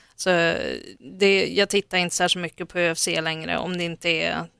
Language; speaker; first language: Swedish; native; Swedish